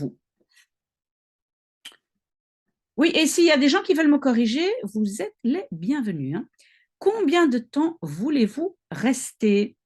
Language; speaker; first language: French; non-native, local second language; Dutch